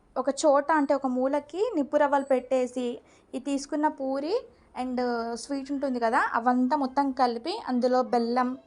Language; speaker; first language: Telugu; non-native, local second language; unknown